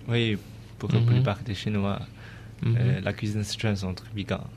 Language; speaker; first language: French; non-native, learner; Chinese